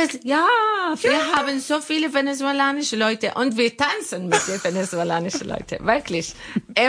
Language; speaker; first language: German; non-native, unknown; Arabic